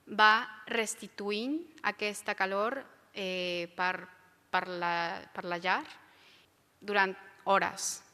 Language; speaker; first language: Catalan; non-native, local second language; Spanish